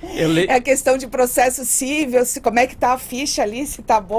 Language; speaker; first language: Portuguese; native; Portuguese